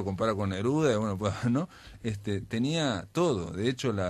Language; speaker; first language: Spanish; native; Spanish